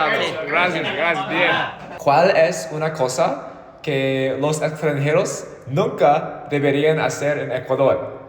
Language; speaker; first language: Spanish; non-native, learner; English